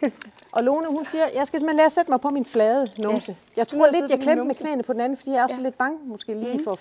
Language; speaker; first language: Danish; native; Danish